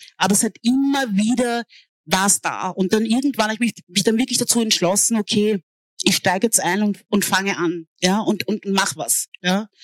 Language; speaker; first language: German; early bilingual, other home language; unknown